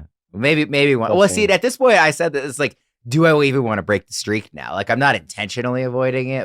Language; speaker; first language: English; native; English